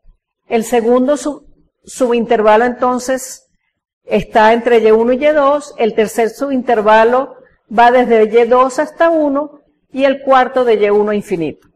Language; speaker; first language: Spanish; native; Spanish